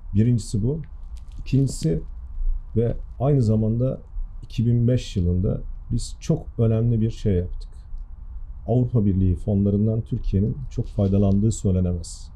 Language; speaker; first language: Turkish; native; Turkish